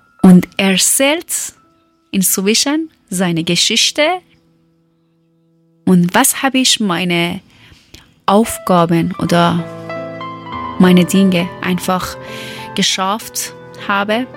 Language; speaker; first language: German; non-native, learner; Persian